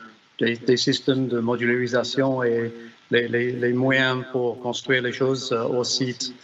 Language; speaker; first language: French; non-native, fluent; English